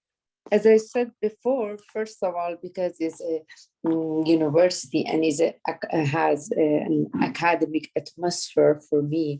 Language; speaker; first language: English; non-native, learner; Persian